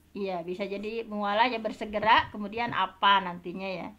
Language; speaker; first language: Indonesian; native; Indonesian